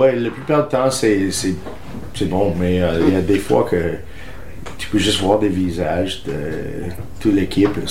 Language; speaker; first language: French; non-native, learner; English